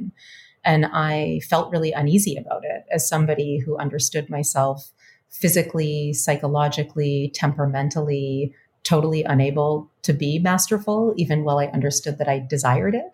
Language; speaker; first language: English; native; English